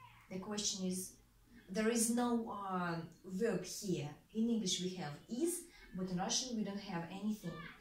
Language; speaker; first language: English; non-native, fluent; Russian